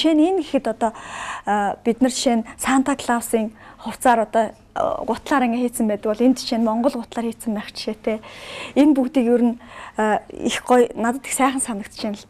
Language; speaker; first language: Mongolian; native; Mongolian